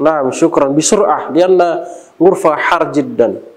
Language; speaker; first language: Arabic; non-native, learner; Indonesian